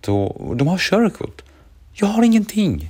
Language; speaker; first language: Swedish; early bilingual, other home language; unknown